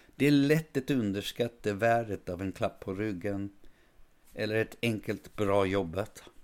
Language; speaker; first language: Swedish; non-native, fluent; English